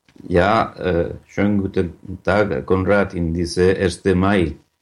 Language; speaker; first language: German; non-native, learner; Catalan